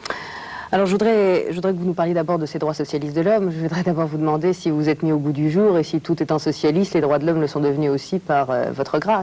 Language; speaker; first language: French; native; French